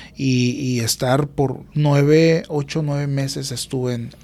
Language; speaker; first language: Spanish; native; Spanish